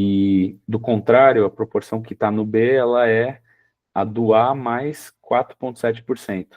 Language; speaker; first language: Portuguese; native; Portuguese